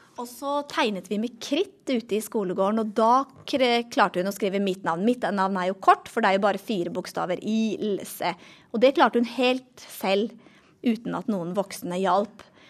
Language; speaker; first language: Norwegian; native; Norwegian